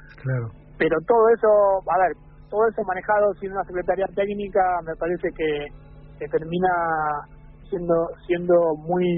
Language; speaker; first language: Spanish; native; Spanish